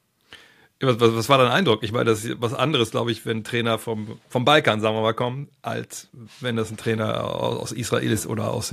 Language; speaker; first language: German; native; German